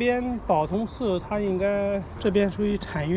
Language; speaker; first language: Chinese; native; Chinese